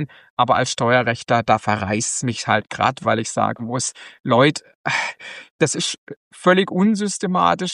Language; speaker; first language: German; native; German